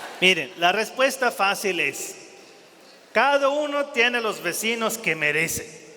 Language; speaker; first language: Spanish; non-native, fluent; German